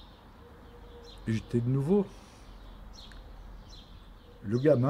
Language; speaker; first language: French; native; French